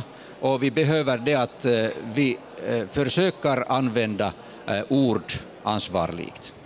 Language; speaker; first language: Swedish; non-native, fluent; Finnish